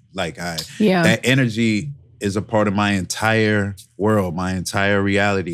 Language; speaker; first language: English; native; English